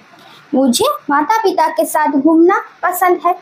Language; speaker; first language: Hindi; non-native, local second language; Bangla